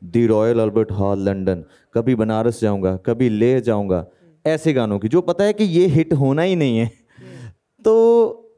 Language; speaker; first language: Hindi; native; Hindi